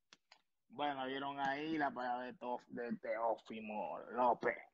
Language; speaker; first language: Spanish; native; Spanish